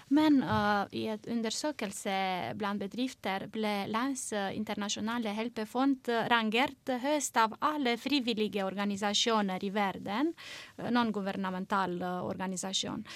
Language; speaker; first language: Norwegian; non-native, fluent; Romanian